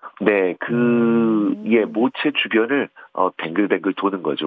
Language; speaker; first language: Korean; native; Korean